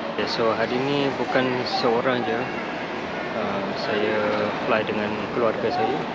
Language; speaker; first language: Malay; non-native, fluent; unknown